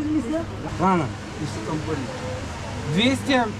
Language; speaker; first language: Russian; native; Russian